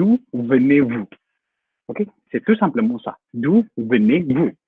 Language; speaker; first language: French; non-native, fluent; Indonesian